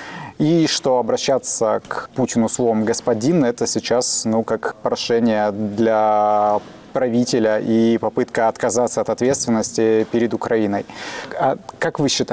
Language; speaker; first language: Russian; native; Russian